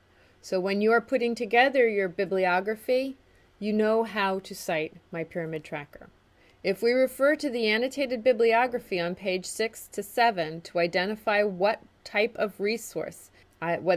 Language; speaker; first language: English; native; English